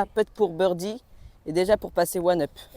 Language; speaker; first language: French; native; French